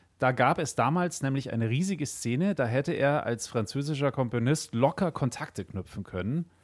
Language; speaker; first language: German; native; German